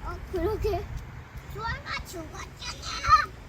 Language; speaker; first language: Korean; early bilingual, heritage; Korean